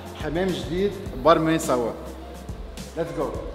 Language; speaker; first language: Arabic; native; Arabic